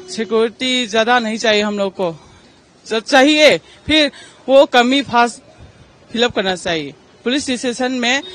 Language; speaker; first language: Hindi; non-native, local second language; Manipuri